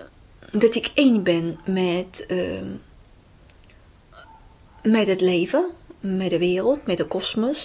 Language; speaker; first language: Dutch; non-native, fluent; Chinese